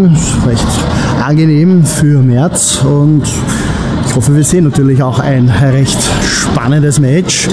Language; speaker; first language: German; native; German